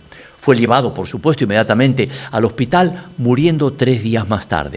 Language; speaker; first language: Spanish; native; Spanish